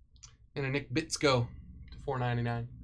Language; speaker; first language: English; native; English